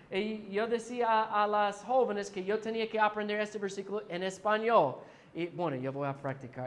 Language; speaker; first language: Spanish; non-native, fluent; English